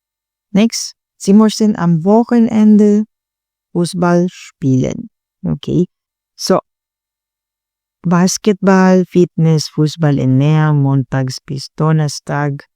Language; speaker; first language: German; non-native, learner; Filipino